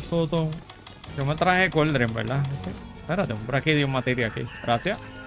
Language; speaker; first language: Spanish; native; Spanish